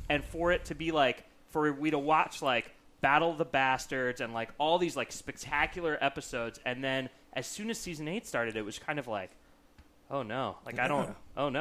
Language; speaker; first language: English; native; English